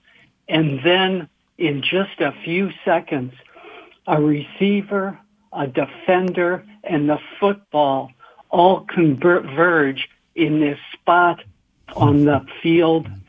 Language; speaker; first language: English; native; English